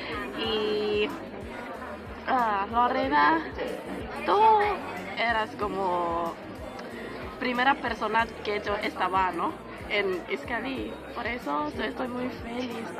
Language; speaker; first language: Spanish; non-native, learner; Korean